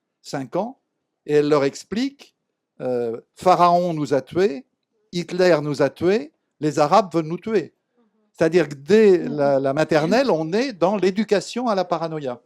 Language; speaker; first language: French; native; French